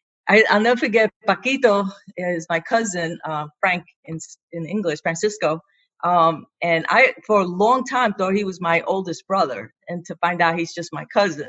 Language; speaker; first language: English; native; English